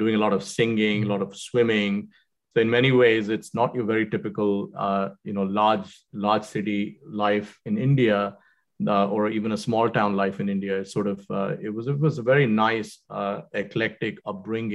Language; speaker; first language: English; non-native, local second language; Hindi